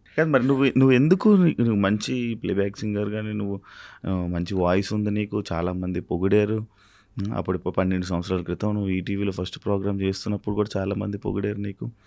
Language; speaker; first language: Telugu; native; Telugu